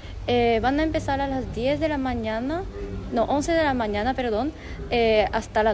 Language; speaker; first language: Spanish; non-native, fluent; Japanese